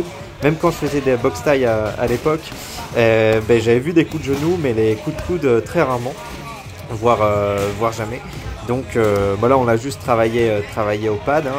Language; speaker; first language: French; native; French